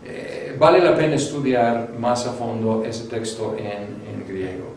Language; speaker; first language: Spanish; non-native, fluent; English